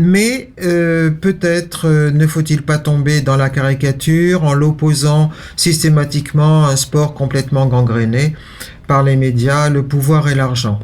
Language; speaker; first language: French; native; French